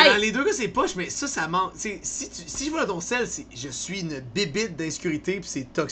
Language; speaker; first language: French; native; French